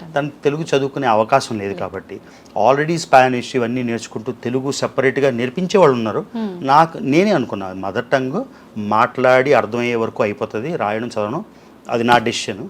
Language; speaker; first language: Telugu; native; Telugu